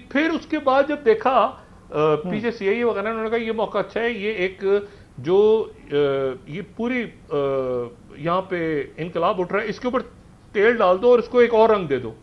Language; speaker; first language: Urdu; native; Urdu